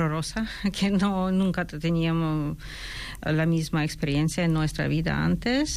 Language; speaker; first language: Spanish; non-native, fluent; Ukrainian